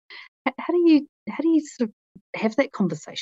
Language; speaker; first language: English; native; English